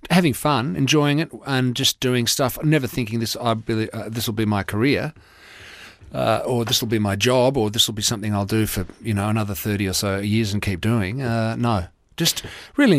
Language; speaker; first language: English; native; English